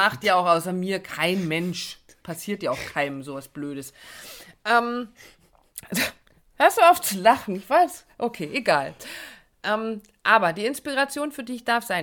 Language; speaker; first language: German; native; German